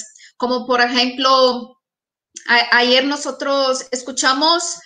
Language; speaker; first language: Spanish; non-native, fluent; Portuguese